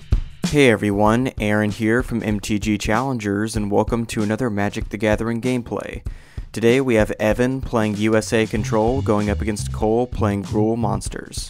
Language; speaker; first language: English; native; English